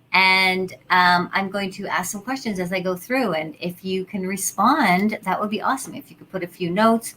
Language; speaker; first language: English; native; English